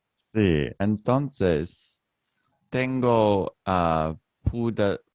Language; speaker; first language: Spanish; non-native, learner; English